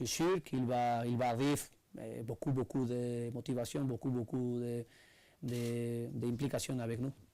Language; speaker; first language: French; non-native, learner; Spanish